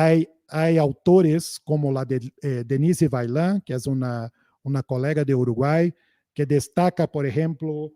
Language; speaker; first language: Spanish; non-native, fluent; Portuguese